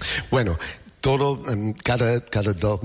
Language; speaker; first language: Spanish; non-native, learner; English